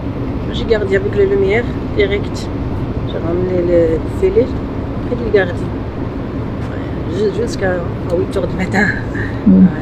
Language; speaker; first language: French; non-native, learner; Arabic